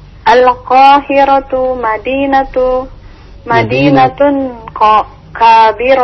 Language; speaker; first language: Arabic; non-native, learner; Indonesian